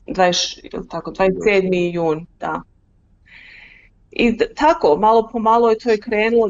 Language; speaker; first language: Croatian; early bilingual, heritage; Croatian